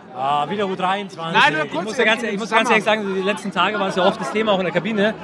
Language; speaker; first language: German; native; German